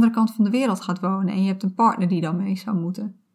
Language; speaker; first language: Dutch; native; Dutch